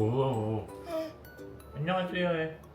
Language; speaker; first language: Korean; native; Korean